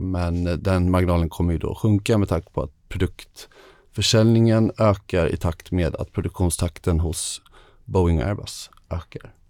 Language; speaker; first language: Swedish; native; Swedish